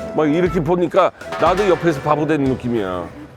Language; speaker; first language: Korean; non-native, fluent; English